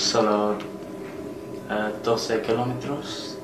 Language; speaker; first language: Spanish; non-native, learner; English